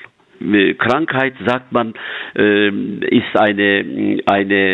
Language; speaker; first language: German; non-native, fluent; Turkish